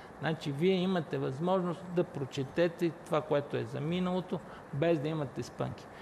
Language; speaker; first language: Bulgarian; native; Bulgarian